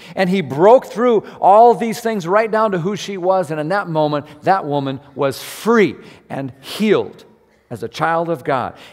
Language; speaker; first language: English; native; English